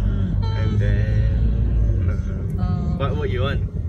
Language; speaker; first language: English; non-native, local second language; Chinese